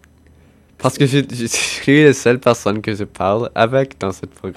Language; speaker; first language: French; non-native, local second language; English